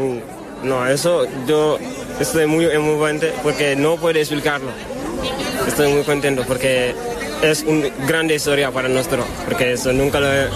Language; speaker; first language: Spanish; non-native, learner; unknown